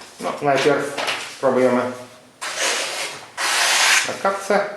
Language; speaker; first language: Polish; non-native, fluent; Ukrainian